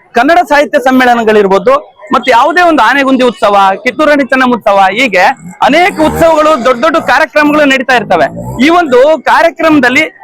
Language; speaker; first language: Kannada; native; Kannada